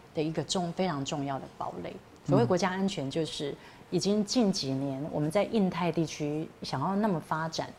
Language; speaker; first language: Chinese; native; Chinese